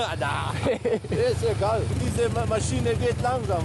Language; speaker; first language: German; non-native, learner; Slovenian